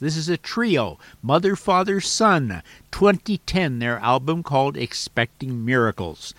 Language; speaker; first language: English; native; English